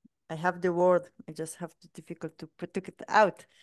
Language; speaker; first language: English; non-native, fluent; Hebrew